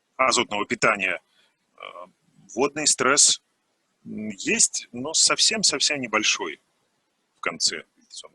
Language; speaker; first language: Russian; native; Russian